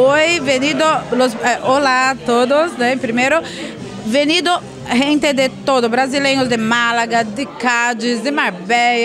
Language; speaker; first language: Spanish; non-native, learner; Portuguese